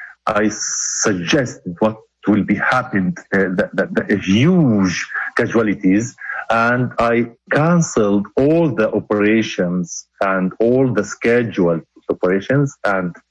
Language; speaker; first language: English; non-native, local second language; Arabic